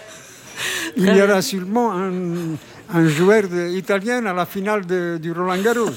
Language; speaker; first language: French; non-native, fluent; Italian